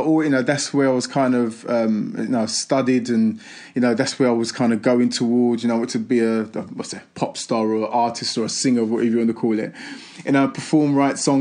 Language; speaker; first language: English; native; English